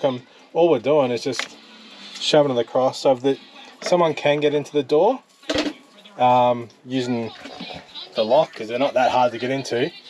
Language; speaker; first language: English; native; English